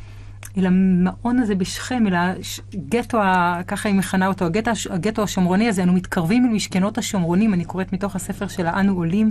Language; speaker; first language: Hebrew; native; Hebrew